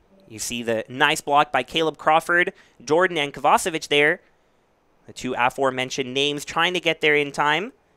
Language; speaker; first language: English; early bilingual, other home language; Spanish